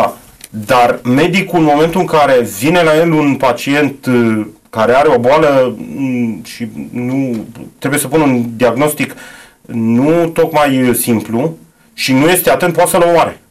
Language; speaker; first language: Romanian; native; Romanian